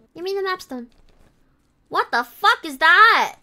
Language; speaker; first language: English; non-native, local second language; Filipino